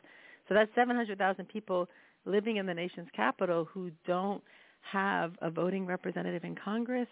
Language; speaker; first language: English; native; English